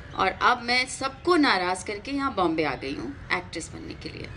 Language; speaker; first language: Hindi; native; Hindi